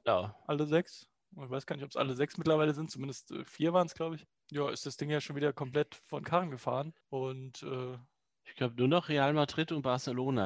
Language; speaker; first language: German; native; German